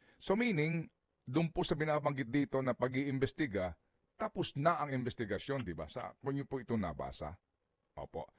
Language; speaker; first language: Filipino; native; Filipino